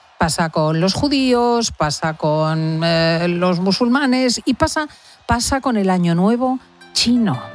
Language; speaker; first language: Spanish; native; Spanish